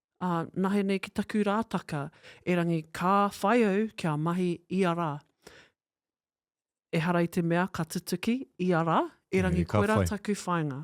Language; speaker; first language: Māori; non-native, local second language; English